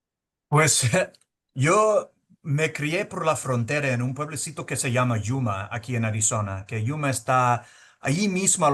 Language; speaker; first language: Spanish; early bilingual, heritage; Spanish